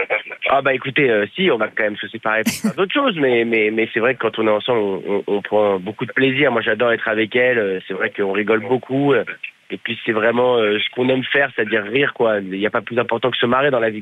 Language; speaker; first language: French; native; French